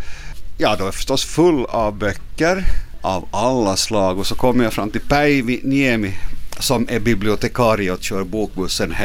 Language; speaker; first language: Swedish; native; Swedish